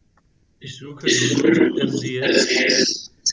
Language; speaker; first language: German; non-native, fluent; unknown